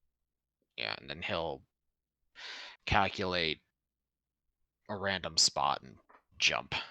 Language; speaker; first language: English; native; English